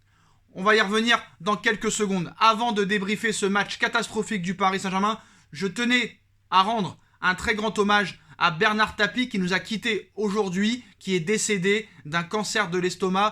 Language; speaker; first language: French; native; French